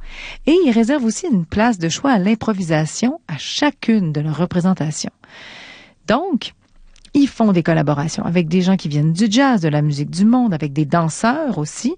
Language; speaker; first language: French; native; French